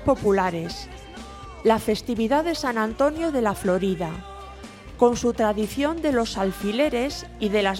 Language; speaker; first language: Spanish; native; Spanish